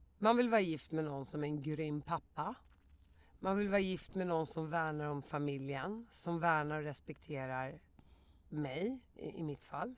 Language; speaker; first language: Swedish; early bilingual, other home language; Arabic